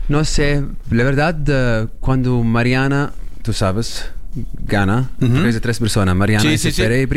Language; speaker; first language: Spanish; non-native, learner; Arabic